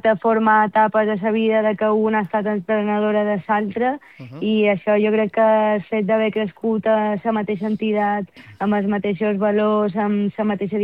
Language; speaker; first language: Catalan; native; Catalan